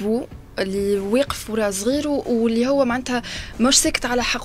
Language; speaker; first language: Arabic; native; Arabic